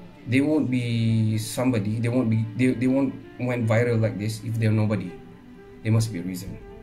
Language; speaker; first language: English; non-native, local second language; Malay